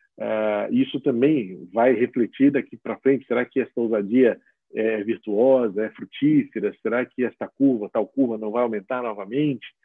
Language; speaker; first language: Portuguese; native; Portuguese